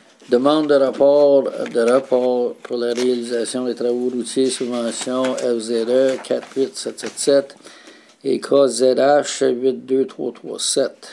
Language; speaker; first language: French; native; French